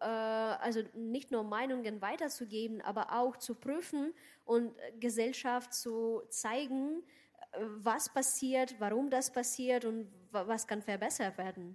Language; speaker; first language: German; non-native, fluent; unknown